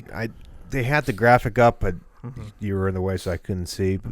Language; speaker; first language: English; native; English